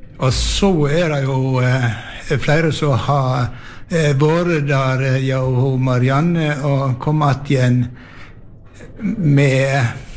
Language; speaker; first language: Norwegian; native; Norwegian